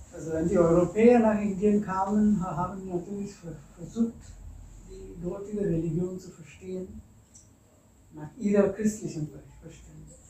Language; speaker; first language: German; non-native, fluent; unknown